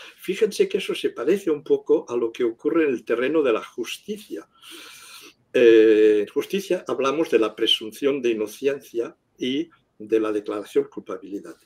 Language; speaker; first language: Spanish; non-native, local second language; Catalan